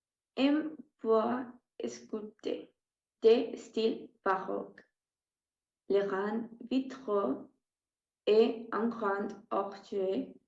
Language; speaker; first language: French; non-native, learner; Spanish